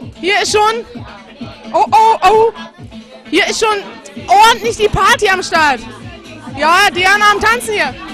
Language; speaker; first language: German; native; German